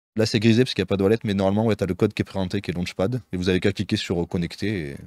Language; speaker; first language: French; native; French